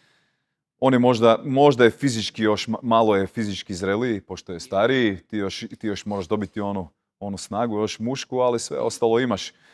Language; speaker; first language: Croatian; native; Croatian